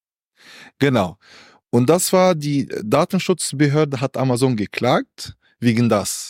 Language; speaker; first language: German; non-native, learner; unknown